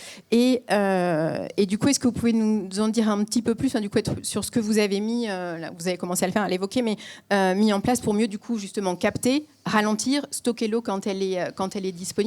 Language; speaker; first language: French; native; French